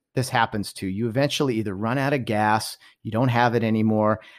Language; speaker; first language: English; early bilingual, other home language; Dutch